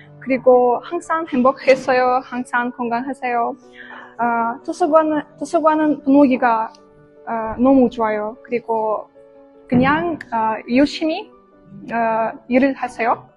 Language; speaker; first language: Korean; non-native, learner; Kazakh